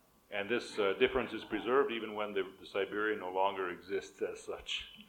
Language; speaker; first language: English; native; English